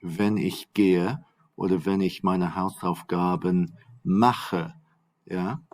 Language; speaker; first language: German; non-native, fluent; English